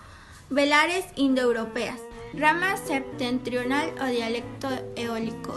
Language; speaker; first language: Spanish; native; Spanish